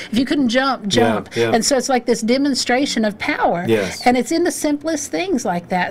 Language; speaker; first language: English; native; English